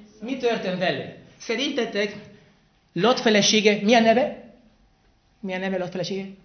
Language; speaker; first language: Hungarian; non-native, learner; Spanish